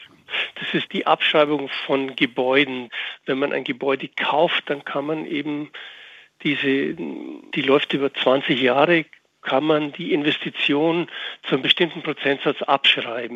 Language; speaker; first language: German; native; German